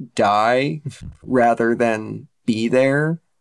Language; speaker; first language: English; early bilingual, other home language; Russian